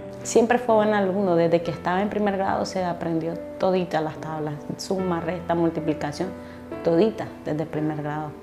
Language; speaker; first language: Spanish; native; Spanish